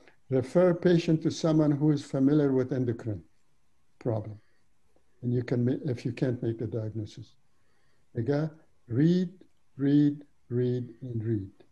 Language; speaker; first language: English; non-native, fluent; Persian